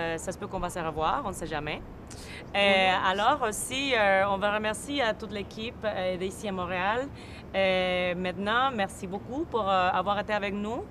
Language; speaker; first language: French; native; French